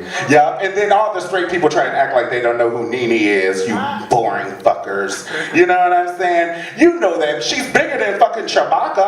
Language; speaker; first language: English; native; English